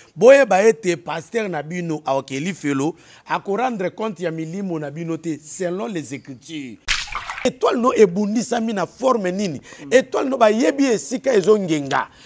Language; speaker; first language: Lingala; native; Lingala